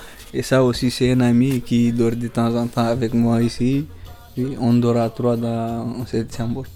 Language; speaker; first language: French; non-native, fluent; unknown